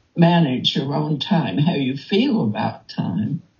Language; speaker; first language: English; native; English